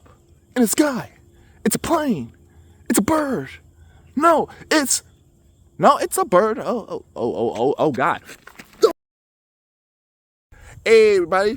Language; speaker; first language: English; native; English